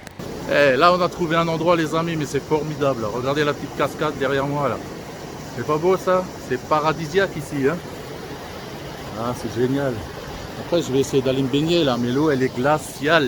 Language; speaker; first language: French; native; French